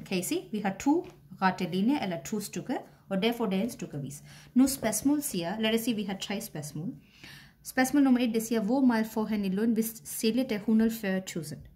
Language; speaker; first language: Danish; non-native, fluent; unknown